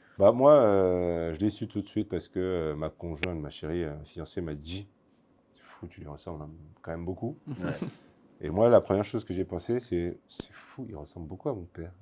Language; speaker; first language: French; native; French